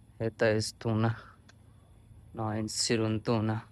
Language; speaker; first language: Armenian; non-native, learner; Hindi